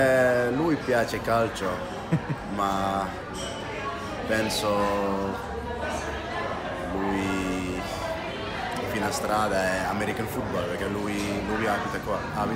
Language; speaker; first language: Italian; non-native, learner; Dutch